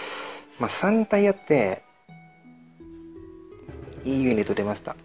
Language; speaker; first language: Japanese; non-native, learner; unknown